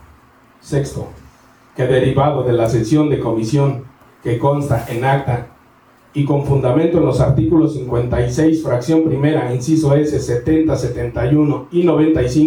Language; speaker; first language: Spanish; native; Spanish